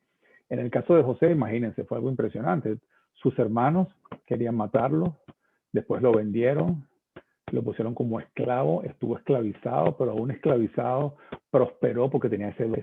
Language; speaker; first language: Spanish; native; Spanish